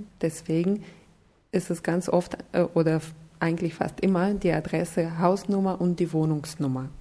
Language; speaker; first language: German; non-native, fluent; Russian